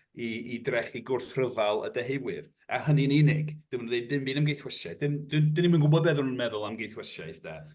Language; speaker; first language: Welsh; non-native, fluent; English